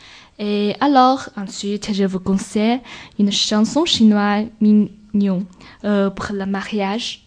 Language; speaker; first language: French; non-native, learner; Chinese